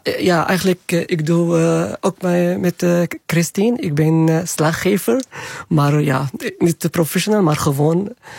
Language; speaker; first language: Dutch; non-native, learner; Arabic